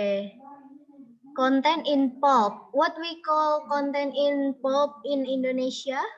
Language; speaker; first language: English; non-native, learner; Indonesian